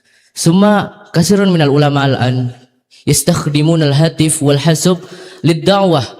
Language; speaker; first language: Arabic; non-native, learner; Indonesian